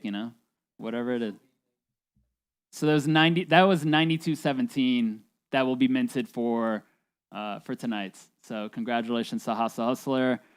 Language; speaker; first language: English; native; English